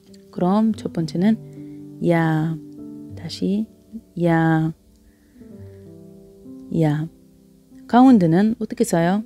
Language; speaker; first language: Korean; non-native, learner; Arabic